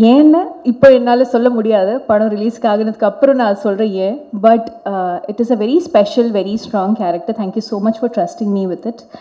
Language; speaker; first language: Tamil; non-native, fluent; Malayalam